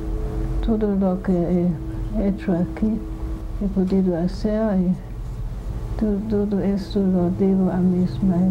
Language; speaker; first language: Spanish; non-native, fluent; German